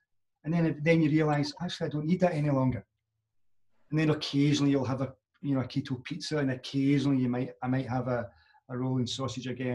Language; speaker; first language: English; native; English